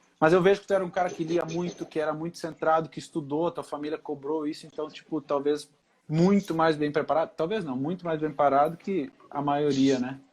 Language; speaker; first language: Portuguese; native; Portuguese